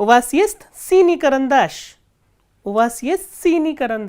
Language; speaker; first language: Russian; non-native, fluent; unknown